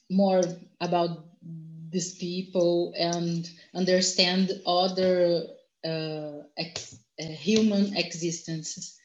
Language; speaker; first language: English; non-native, learner; Portuguese